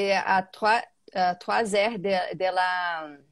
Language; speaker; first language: French; non-native, learner; Portuguese